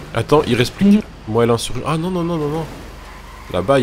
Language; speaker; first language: French; native; French